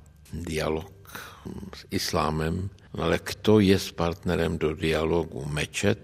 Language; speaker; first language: Polish; non-native, learner; Czech